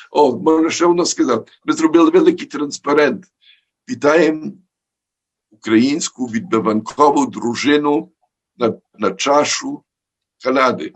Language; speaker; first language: Ukrainian; early bilingual, heritage; Ukrainian